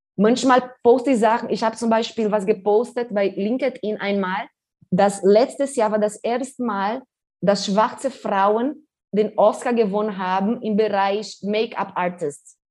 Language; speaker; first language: German; non-native, fluent; Portuguese